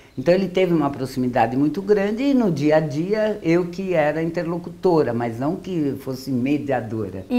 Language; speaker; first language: Portuguese; early bilingual, other home language; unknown